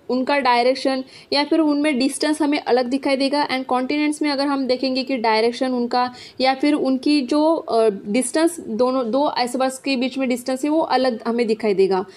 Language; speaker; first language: Hindi; non-native, local second language; Marathi